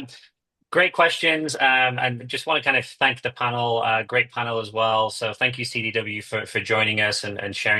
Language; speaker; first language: English; native; English